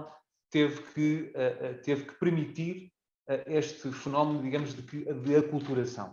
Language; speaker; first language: Portuguese; native; Portuguese